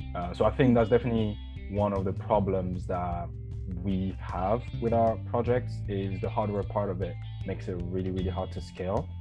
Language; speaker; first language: English; non-native, fluent; French